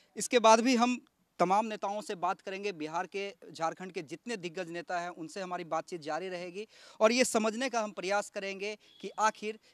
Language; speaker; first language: Hindi; native; Hindi